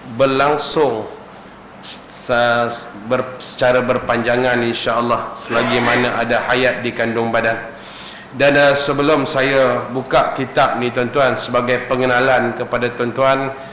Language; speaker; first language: Malay; native; Malay